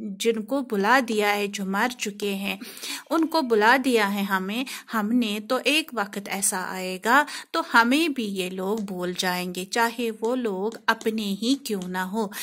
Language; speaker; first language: Urdu; non-native, local second language; Kashmiri